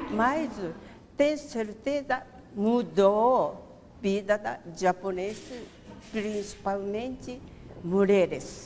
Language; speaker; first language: Portuguese; non-native, learner; Japanese